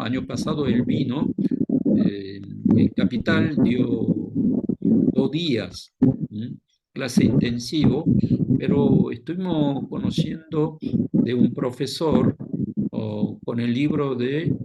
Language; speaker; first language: Spanish; non-native, fluent; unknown